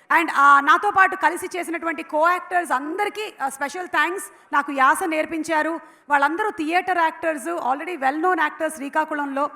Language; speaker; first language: Telugu; non-native, local second language; Malayalam